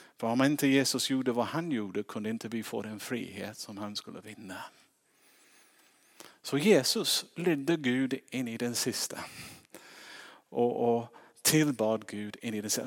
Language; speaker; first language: Swedish; non-native, fluent; English